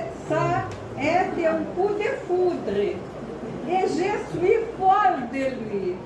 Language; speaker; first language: French; non-native, learner; Portuguese